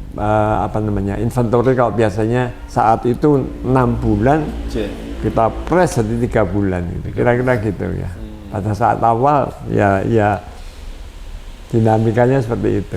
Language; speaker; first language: Indonesian; non-native, local second language; Javanese